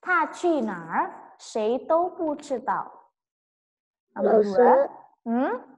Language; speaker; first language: Chinese; non-native, fluent; Indonesian